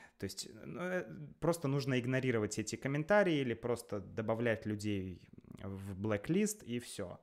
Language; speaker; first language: Russian; native; Russian